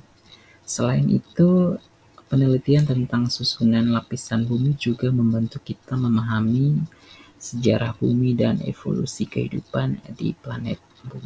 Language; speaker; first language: Indonesian; native; Indonesian